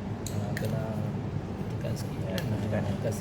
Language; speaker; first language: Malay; non-native, local second language; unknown